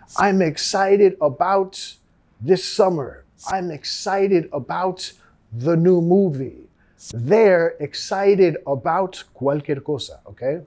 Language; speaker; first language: English; native; English